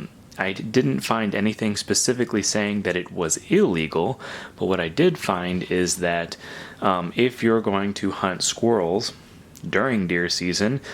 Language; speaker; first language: English; native; English